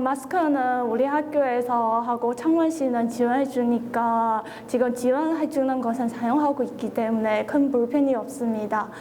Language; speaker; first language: Korean; non-native, fluent; Chinese